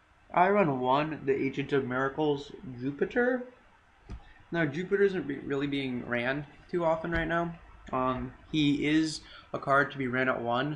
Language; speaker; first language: English; native; English